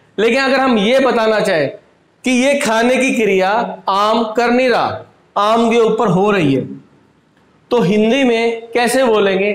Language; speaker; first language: Hindi; native; Hindi